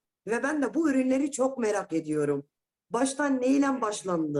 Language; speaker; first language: Turkish; native; Turkish